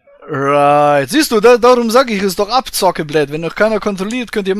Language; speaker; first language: German; native; German